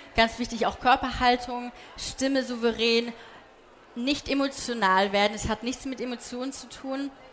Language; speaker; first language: German; early bilingual, other home language; Polish